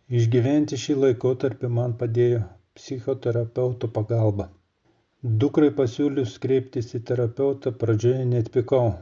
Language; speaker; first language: Lithuanian; non-native, fluent; Russian